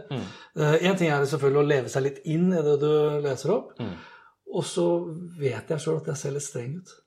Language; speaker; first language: Norwegian; native; Norwegian